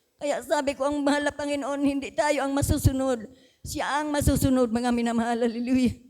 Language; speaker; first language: Filipino; non-native, local second language; Bikol